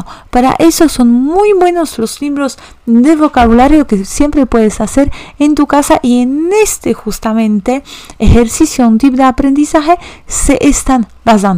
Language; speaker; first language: Spanish; non-native, fluent; Polish